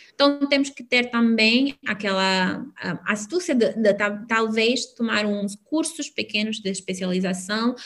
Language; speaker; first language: Portuguese; non-native, fluent; Albanian